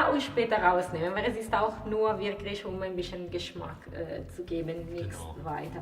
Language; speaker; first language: German; non-native, fluent; Italian